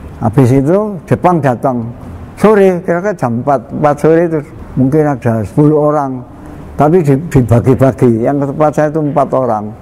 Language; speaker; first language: Indonesian; non-native, local second language; Javanese